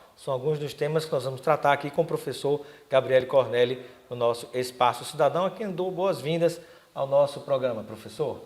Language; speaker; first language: Portuguese; native; Portuguese